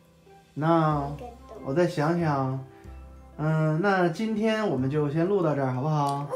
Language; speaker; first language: Chinese; native; Chinese